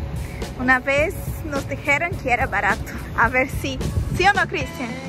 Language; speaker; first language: Spanish; non-native, fluent; Portuguese